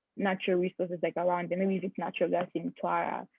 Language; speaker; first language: English; non-native, local second language; Swahili